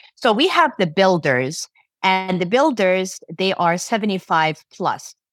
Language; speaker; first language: English; non-native, fluent; Arabic